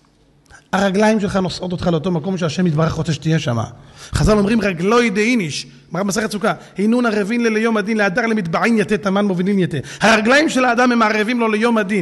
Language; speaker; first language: Hebrew; native; Hebrew